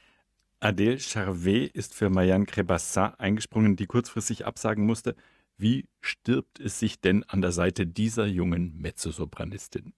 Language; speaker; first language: German; native; German